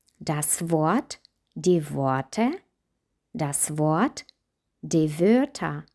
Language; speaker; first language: German; non-native, fluent; Ukrainian